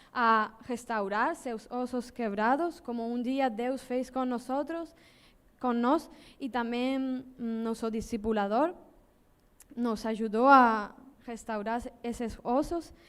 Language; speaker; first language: Portuguese; non-native, learner; Spanish